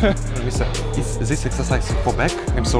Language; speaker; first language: English; non-native, learner; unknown